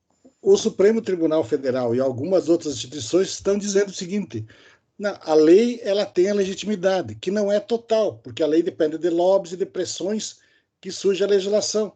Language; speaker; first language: Portuguese; native; Portuguese